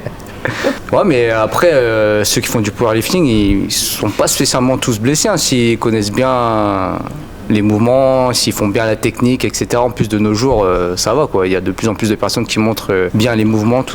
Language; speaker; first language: French; native; French